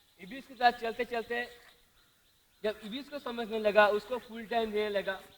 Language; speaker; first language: Hindi; non-native, local second language; Bangla